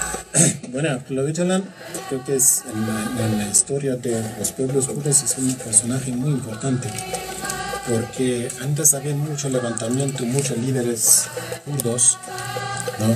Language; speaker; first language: Spanish; non-native, learner; Kurdish